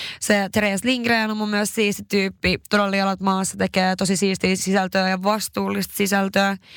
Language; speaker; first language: Finnish; early bilingual, heritage; Swedish